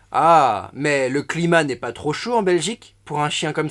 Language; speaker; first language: French; native; French